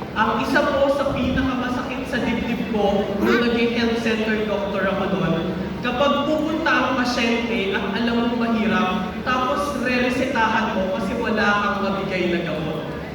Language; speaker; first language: Filipino; native; Filipino